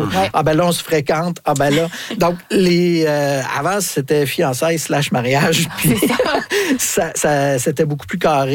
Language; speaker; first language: French; native; French